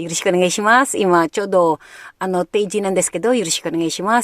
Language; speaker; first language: Japanese; non-native, learner; Filipino